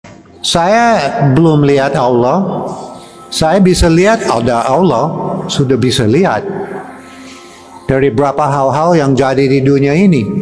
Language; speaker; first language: Indonesian; non-native, fluent; English